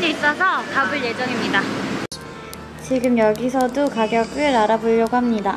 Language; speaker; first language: Korean; native; Korean